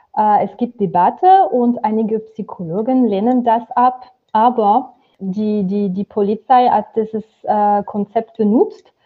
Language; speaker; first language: German; non-native, fluent; French